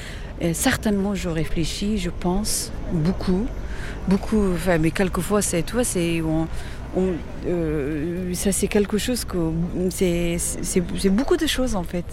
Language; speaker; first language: French; non-native, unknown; Persian